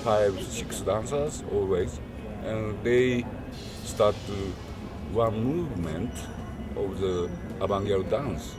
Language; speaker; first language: English; non-native, learner; Japanese